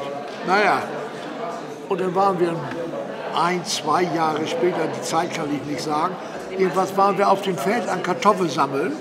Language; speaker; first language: German; native; German